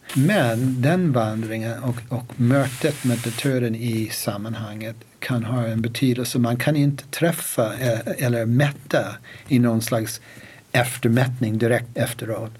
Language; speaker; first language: Swedish; non-native, fluent; English